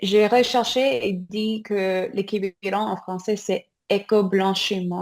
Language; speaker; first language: French; non-native, learner; English